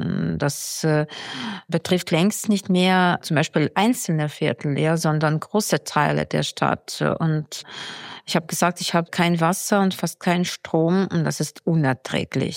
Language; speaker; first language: German; non-native, fluent; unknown